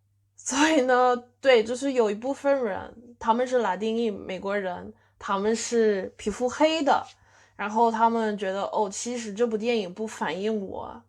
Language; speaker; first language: Chinese; non-native, fluent; English